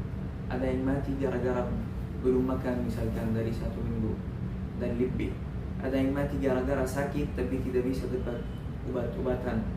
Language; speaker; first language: Indonesian; non-native, learner; Arabic